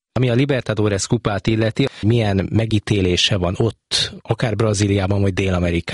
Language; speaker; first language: Hungarian; native; Hungarian